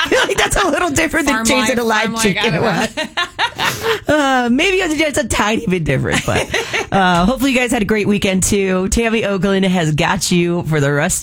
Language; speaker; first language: English; native; English